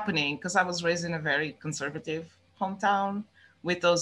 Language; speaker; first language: English; non-native, fluent; Portuguese